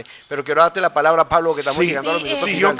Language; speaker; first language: Spanish; native; Spanish